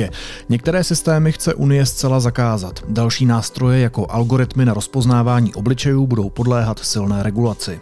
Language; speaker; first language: Czech; native; Czech